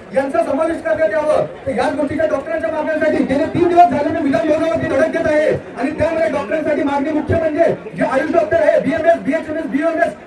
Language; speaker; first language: Marathi; native; Marathi